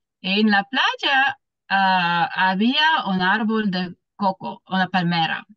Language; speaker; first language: Spanish; non-native, learner; English